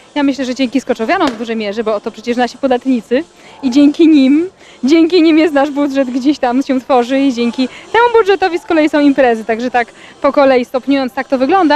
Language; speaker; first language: Polish; native; Polish